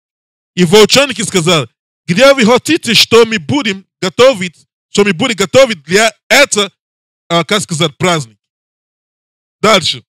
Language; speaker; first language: Russian; non-native, learner; English